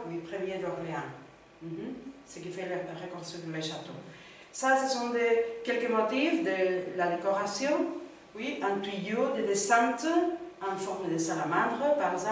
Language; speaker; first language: French; non-native, learner; Spanish